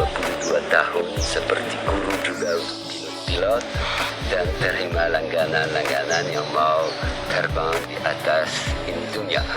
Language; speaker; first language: Indonesian; non-native, learner; French